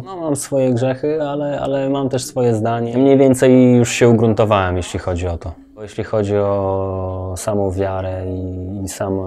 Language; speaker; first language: Polish; native; Polish